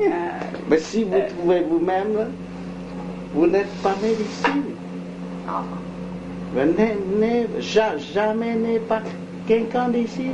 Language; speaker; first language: French; non-native, local second language; Vietnamese